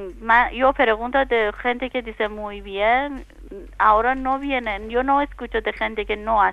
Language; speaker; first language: Spanish; non-native, learner; Persian